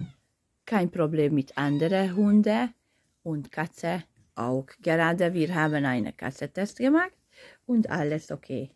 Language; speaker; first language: German; non-native, learner; Hungarian